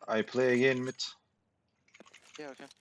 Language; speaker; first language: English; non-native, learner; Turkish